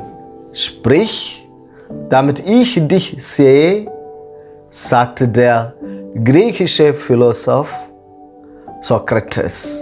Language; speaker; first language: German; non-native, fluent; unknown